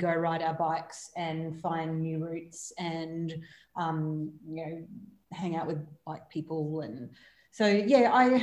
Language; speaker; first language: English; native; English